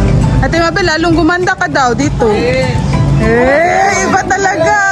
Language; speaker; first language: Filipino; non-native, local second language; Cebuano